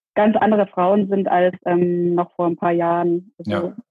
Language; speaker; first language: German; native; German